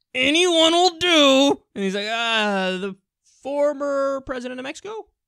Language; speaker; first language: English; native; English